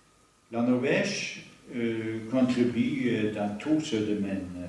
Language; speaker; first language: French; non-native, learner; Norwegian